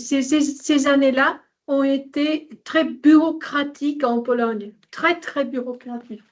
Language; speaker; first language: French; non-native, fluent; Polish